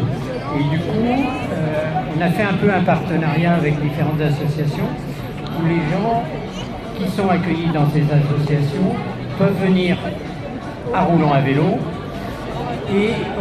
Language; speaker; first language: French; native; French